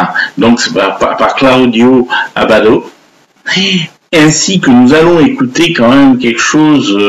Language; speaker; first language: French; native; French